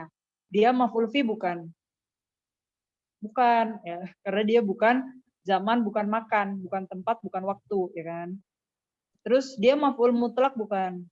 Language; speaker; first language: Indonesian; native; Indonesian